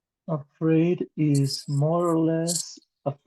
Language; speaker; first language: English; non-native, learner; Spanish